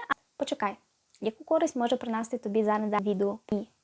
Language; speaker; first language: Ukrainian; native; Ukrainian